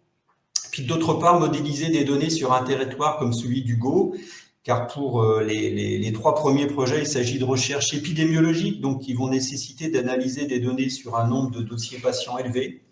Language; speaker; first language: French; native; French